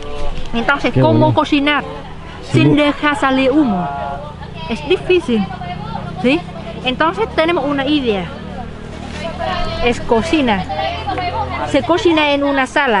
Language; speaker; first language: Spanish; non-native, fluent; Vietnamese